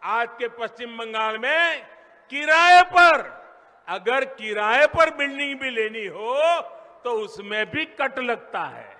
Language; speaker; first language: Hindi; non-native, local second language; Gujarati